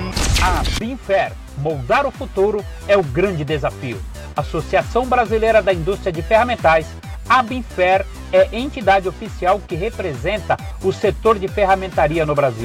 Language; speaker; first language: Portuguese; native; Portuguese